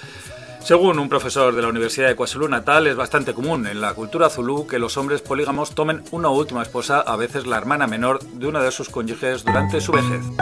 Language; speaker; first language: Spanish; native; Spanish